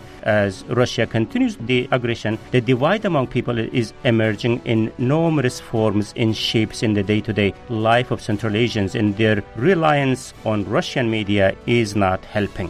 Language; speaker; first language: English; non-native, fluent; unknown